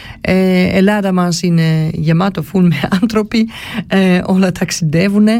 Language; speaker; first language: Greek; early bilingual, heritage; Greek